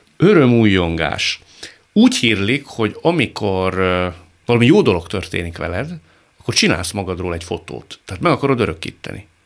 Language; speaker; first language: Hungarian; native; Hungarian